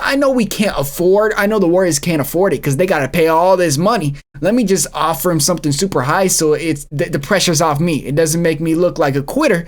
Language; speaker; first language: English; native; English